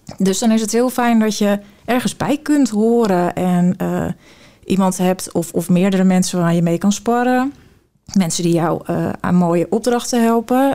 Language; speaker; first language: Dutch; native; Dutch